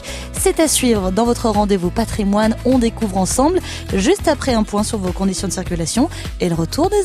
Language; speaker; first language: French; native; French